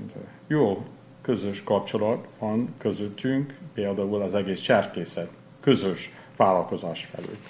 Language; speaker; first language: Hungarian; non-native, fluent; English